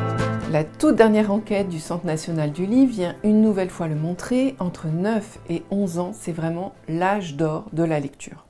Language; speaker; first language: French; native; French